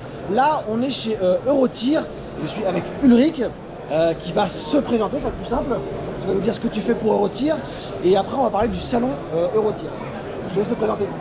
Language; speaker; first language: French; native; French